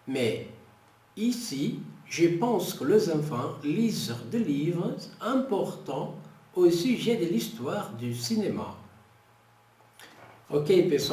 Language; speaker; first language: French; non-native, fluent; Portuguese